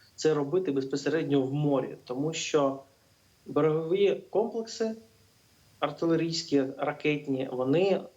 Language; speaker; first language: Ukrainian; native; Ukrainian